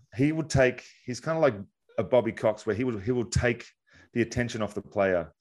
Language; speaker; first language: English; native; English